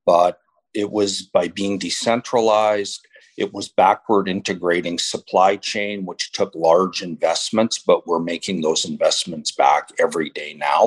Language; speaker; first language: English; native; English